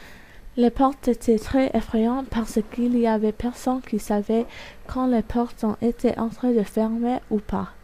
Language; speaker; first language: French; non-native, learner; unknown